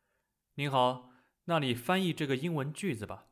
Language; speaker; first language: Chinese; non-native, learner; English